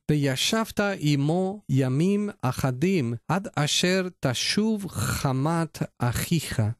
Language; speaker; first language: Hebrew; non-native, learner; Spanish